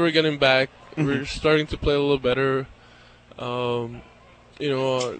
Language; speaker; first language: English; non-native, fluent; Czech